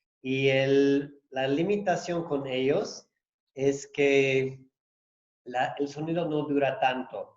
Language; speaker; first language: Spanish; non-native, fluent; English